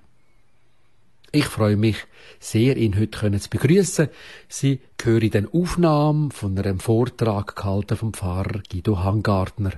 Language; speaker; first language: German; native; German